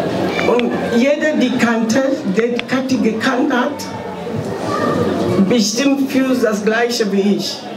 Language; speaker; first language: German; non-native, fluent; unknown